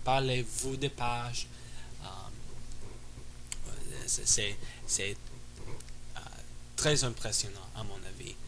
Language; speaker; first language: French; non-native, learner; English